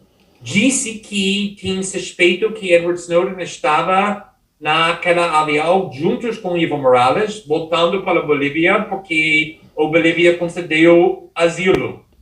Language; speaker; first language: Portuguese; non-native, fluent; English